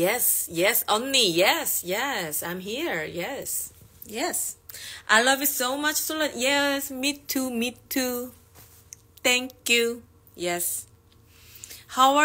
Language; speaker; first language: English; non-native, learner; Korean